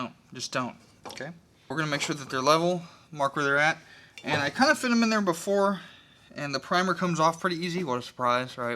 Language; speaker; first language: English; native; English